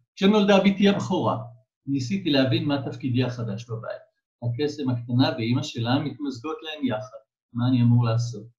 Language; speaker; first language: Hebrew; native; Hebrew